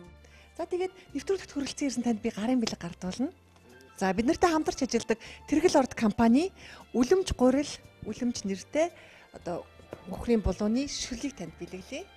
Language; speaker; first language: Mongolian; native; Mongolian